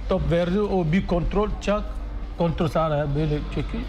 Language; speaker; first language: Turkish; non-native, learner; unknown